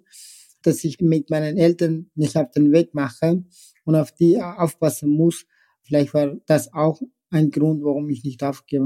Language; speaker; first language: German; non-native, fluent; Persian